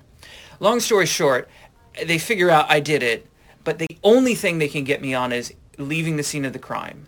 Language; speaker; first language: English; native; English